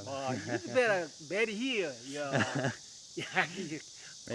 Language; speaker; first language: English; non-native, learner; Korean